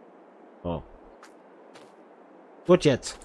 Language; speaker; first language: German; native; German